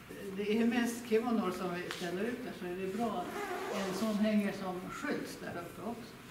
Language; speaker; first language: Swedish; native; Swedish